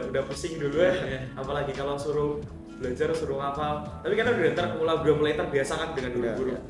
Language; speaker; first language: Indonesian; native; Indonesian